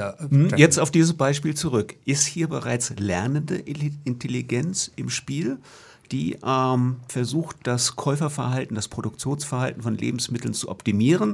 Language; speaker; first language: German; native; German